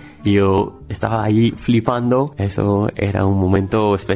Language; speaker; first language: Spanish; non-native, fluent; English